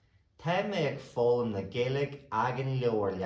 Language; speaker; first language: Irish; non-native, local second language; English